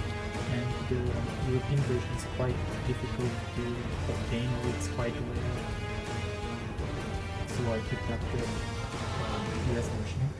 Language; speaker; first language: English; non-native, fluent; German